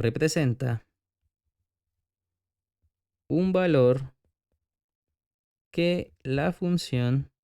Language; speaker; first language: Spanish; native; Spanish